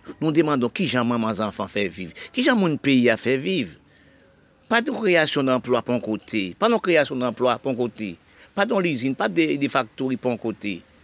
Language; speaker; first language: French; non-native, local second language; Haitian Creole